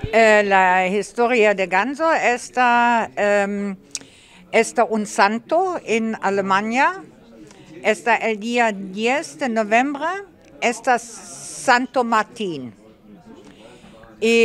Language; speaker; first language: Spanish; non-native, learner; German